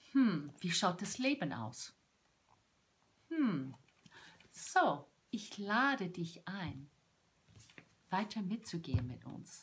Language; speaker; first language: German; non-native, fluent; English